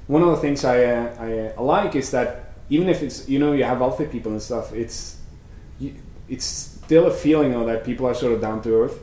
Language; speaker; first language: English; non-native, fluent; Norwegian